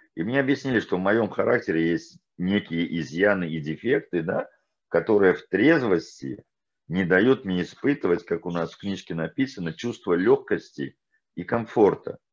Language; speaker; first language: Russian; native; Russian